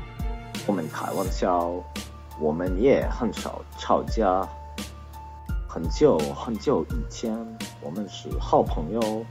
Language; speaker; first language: Chinese; non-native, learner; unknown